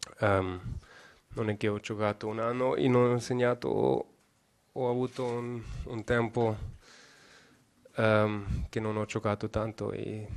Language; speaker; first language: Italian; non-native, learner; German